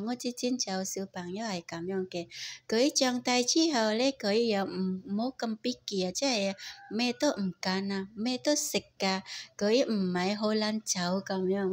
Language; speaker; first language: Cantonese; non-native, fluent; Indonesian